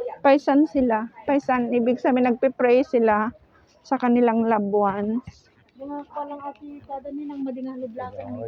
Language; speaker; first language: Filipino; native; Filipino